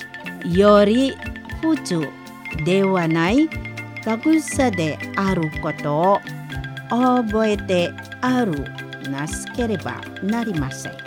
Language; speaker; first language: Japanese; non-native, learner; Indonesian